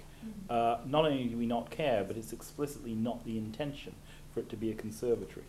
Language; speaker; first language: English; native; English